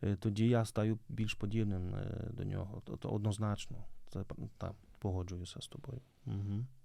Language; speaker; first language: Ukrainian; native; Ukrainian